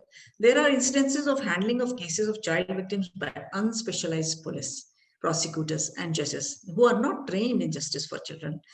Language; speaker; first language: English; non-native, local second language; Malayalam